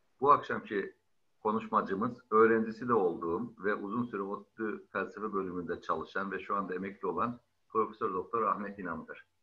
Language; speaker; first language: Turkish; native; Turkish